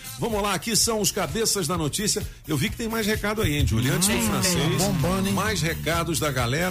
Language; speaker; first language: Portuguese; native; Portuguese